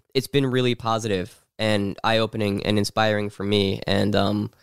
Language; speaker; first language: English; native; English